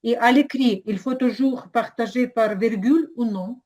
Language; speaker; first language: French; non-native, fluent; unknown